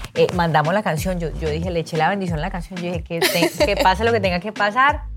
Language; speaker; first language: Spanish; native; Spanish